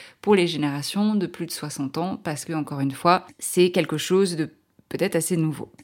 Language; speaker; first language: French; native; French